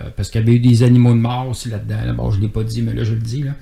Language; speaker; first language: French; native; French